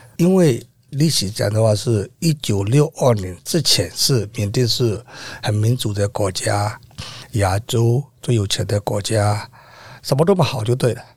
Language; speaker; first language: Chinese; non-native, fluent; Burmese